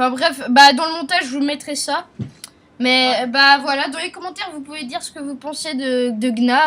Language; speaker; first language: French; native; French